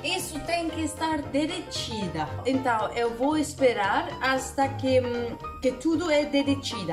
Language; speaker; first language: Portuguese; non-native, learner; Danish